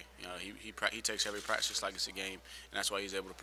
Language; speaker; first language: English; native; English